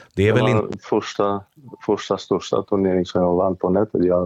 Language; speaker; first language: Swedish; non-native, fluent; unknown